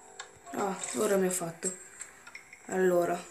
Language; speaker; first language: Italian; native; Italian